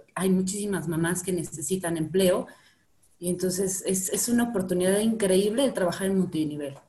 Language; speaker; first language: Spanish; native; Spanish